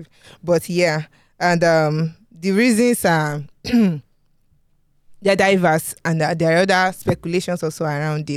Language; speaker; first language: English; non-native, local second language; Yoruba